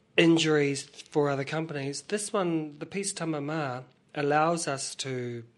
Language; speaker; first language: English; native; English